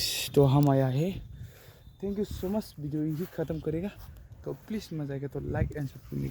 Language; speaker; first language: Hindi; non-native, local second language; Bodo